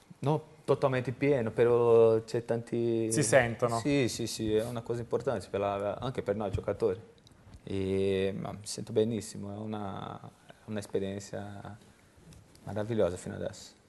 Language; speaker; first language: Italian; non-native, learner; Portuguese